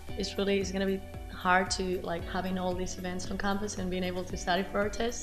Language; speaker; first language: English; non-native, fluent; Spanish